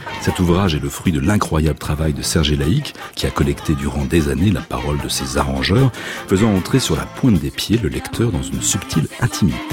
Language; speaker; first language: French; native; French